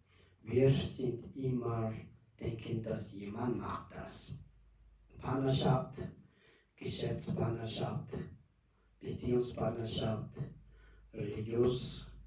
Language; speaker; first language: German; non-native, learner; Tibetan